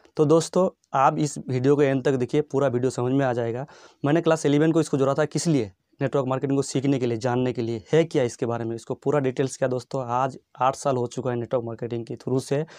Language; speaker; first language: Hindi; non-native, local second language; Bangla